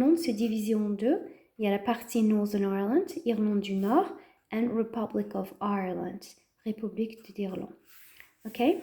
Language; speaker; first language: French; non-native, fluent; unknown